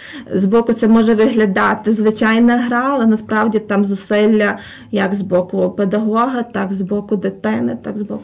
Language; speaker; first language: Ukrainian; native; Ukrainian